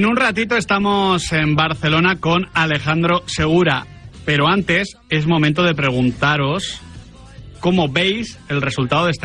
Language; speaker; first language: Spanish; native; Spanish